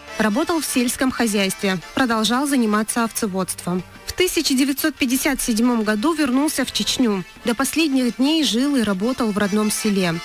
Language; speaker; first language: Russian; non-native, local second language; Chechen